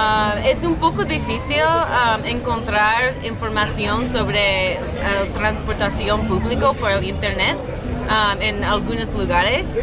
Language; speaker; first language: Spanish; non-native, learner; English